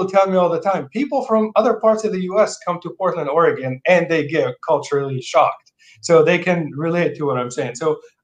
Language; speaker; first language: English; non-native, fluent; Arabic